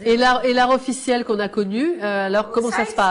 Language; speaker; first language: French; native; French